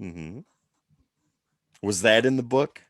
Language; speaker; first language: English; native; English